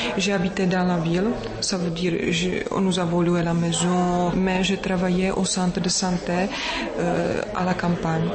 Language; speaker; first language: French; non-native, learner; Czech